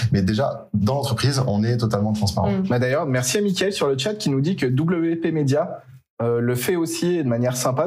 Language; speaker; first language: French; native; French